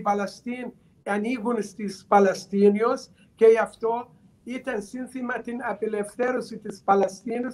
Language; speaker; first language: Greek; non-native, learner; Arabic